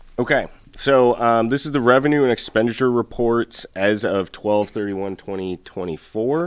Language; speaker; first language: English; native; English